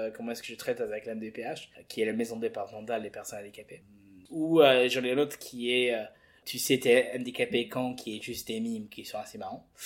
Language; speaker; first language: French; early bilingual, other home language; English